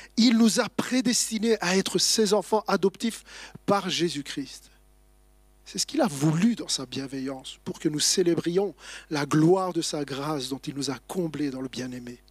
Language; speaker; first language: French; native; French